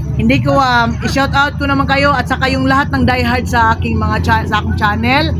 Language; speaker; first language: Filipino; non-native, local second language; Cebuano